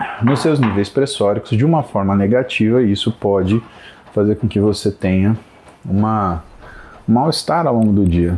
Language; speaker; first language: Portuguese; native; Portuguese